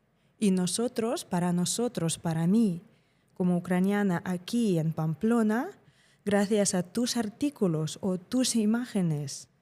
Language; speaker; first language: Spanish; non-native, fluent; Ukrainian